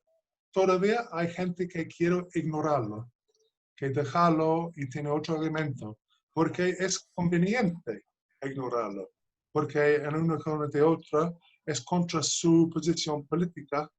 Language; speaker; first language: Spanish; non-native, fluent; English